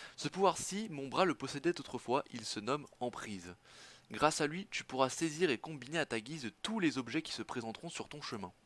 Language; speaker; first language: French; native; French